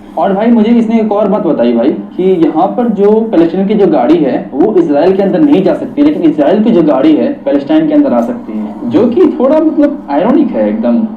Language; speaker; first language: Hindi; native; Hindi